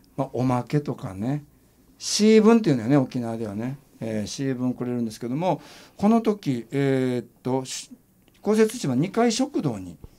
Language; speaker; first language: Japanese; native; Japanese